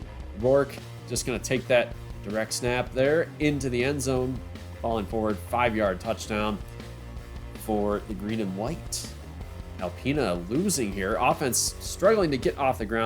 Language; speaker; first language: English; native; English